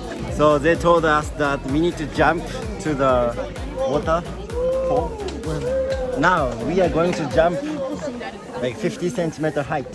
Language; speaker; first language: English; non-native, learner; Japanese